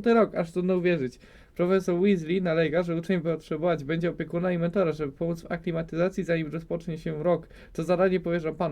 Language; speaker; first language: Polish; native; Polish